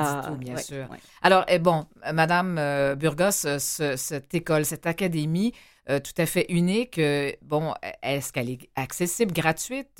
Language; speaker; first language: French; native; French